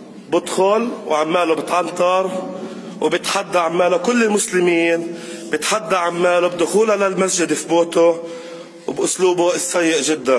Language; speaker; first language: Arabic; native; Arabic